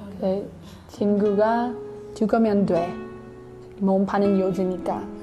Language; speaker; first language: Korean; non-native, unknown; English